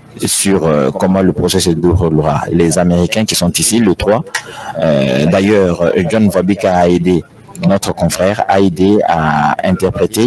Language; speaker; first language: French; non-native, local second language; Lingala